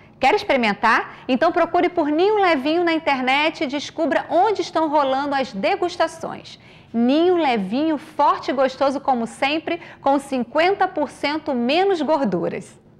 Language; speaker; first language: Portuguese; native; Portuguese